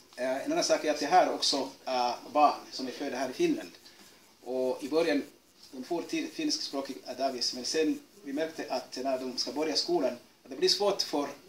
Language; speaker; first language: Swedish; non-native, fluent; Kinyarwanda